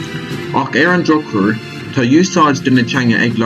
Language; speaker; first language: Irish; non-native, learner; English